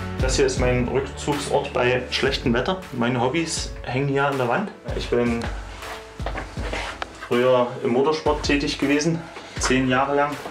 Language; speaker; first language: German; native; German